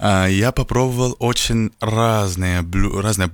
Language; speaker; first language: Russian; non-native, learner; Arabic